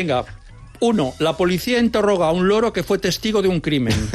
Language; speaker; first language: Spanish; native; Spanish